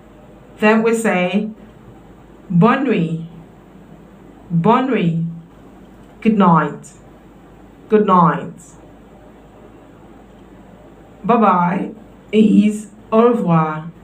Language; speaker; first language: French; non-native, fluent; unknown